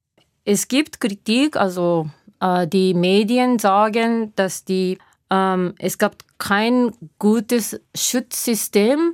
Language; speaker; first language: German; non-native, learner; Japanese